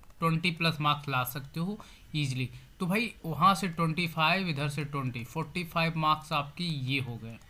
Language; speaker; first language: Hindi; native; Hindi